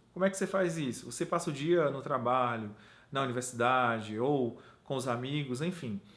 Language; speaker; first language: Portuguese; native; Portuguese